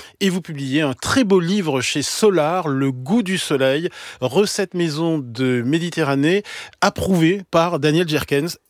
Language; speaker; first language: French; native; French